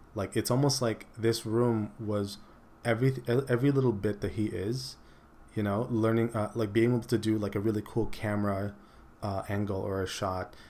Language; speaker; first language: English; early bilingual, other home language; Filipino